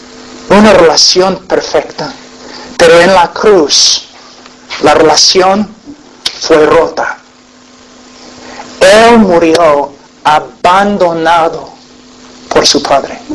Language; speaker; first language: Spanish; non-native, fluent; English